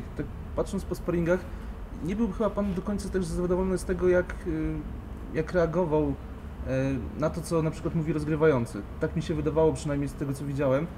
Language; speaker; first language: Polish; native; Polish